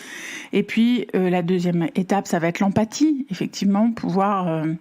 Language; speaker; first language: French; native; French